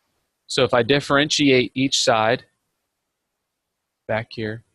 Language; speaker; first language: English; native; English